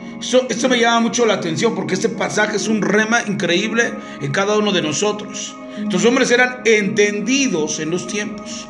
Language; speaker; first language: Spanish; native; Spanish